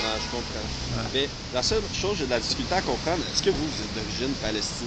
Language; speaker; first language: French; native; French